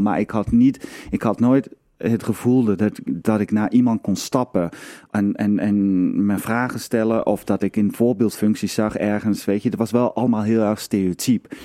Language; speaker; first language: Dutch; non-native, fluent; Danish